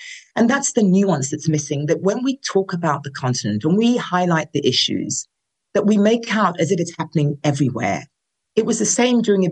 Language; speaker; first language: English; non-native, local second language; Yoruba